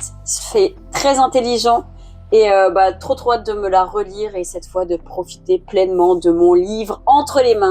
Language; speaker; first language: French; native; French